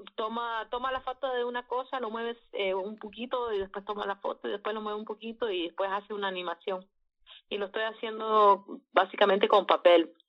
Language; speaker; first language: Spanish; native; Spanish